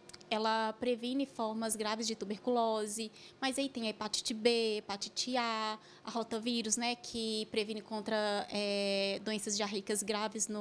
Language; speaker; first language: Portuguese; native; Portuguese